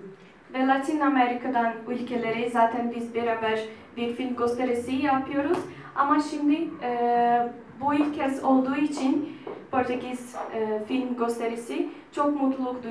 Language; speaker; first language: Turkish; non-native, fluent; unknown